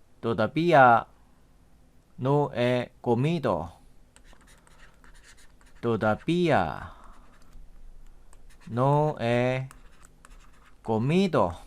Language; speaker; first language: Spanish; non-native, learner; Korean